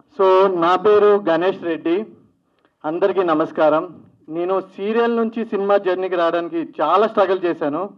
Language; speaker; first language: Telugu; native; Telugu